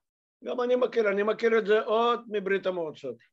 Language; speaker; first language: Hebrew; non-native, fluent; Russian